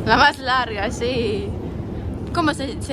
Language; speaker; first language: Spanish; non-native, fluent; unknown